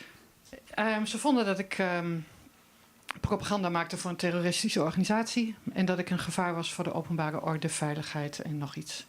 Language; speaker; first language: Dutch; native; Dutch